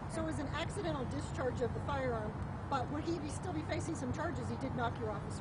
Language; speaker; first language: English; native; English